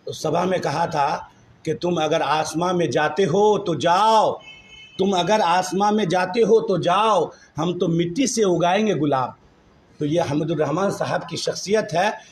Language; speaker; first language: Hindi; non-native, local second language; Bangla